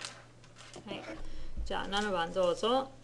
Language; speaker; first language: Japanese; non-native, fluent; English